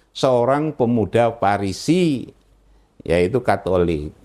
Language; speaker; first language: Indonesian; non-native, local second language; Javanese